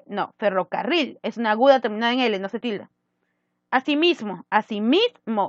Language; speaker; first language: Spanish; native; Spanish